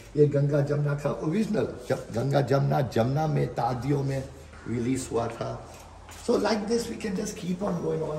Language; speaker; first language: English; non-native, local second language; Hindi